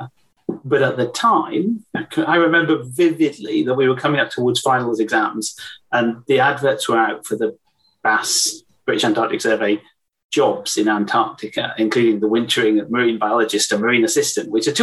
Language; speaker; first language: English; native; English